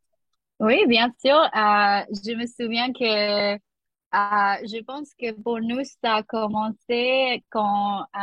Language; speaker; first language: French; non-native, learner; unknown